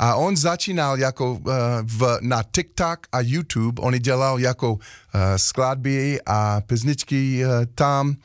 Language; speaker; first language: Czech; non-native, learner; English